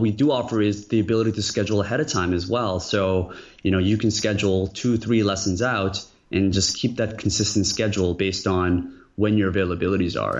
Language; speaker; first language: English; early bilingual, other home language; Korean